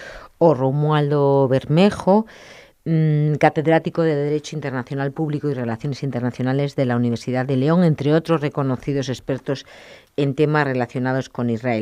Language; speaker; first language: Spanish; native; Spanish